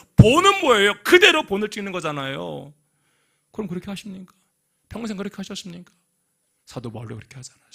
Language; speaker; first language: Korean; native; Korean